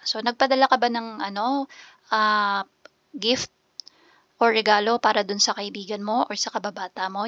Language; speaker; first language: Filipino; native; Filipino